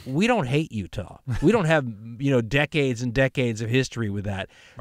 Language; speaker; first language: English; native; English